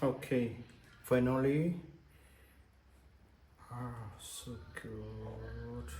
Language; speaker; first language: English; non-native, learner; Khmer